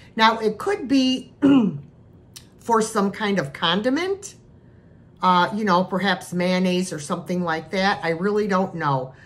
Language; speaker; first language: English; native; English